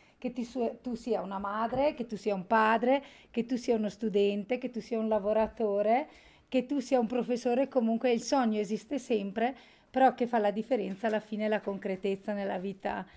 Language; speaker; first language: Italian; native; Italian